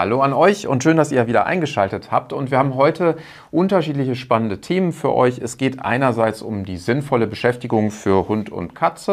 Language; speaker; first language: German; native; German